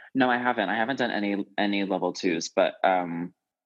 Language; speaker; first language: English; native; English